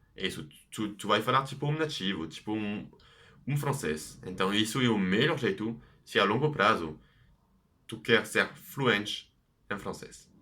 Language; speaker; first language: Portuguese; non-native, fluent; French